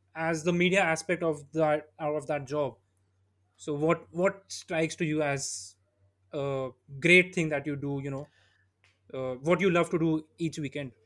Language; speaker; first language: English; non-native, local second language; Hindi